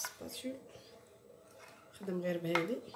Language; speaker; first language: Arabic; native; Arabic